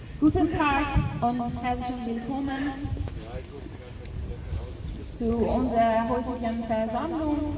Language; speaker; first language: German; non-native, local second language; Persian